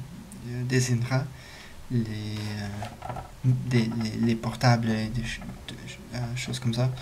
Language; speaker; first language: French; non-native, learner; English